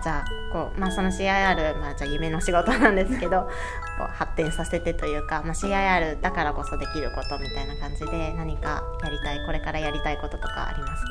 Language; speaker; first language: Japanese; native; Japanese